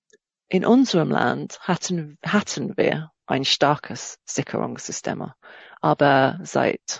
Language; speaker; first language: German; non-native, fluent; English